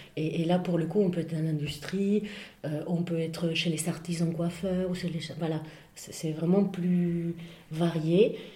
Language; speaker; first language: French; non-native, fluent; Spanish